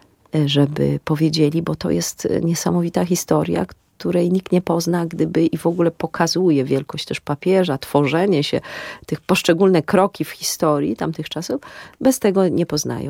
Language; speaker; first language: Polish; native; Polish